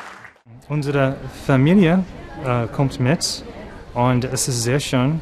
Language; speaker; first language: German; non-native, learner; English